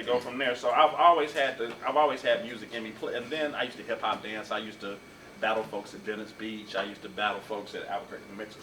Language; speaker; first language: English; native; English